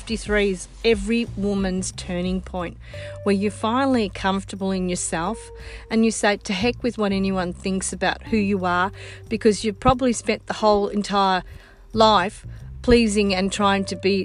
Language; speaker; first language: English; non-native, local second language; Sicilian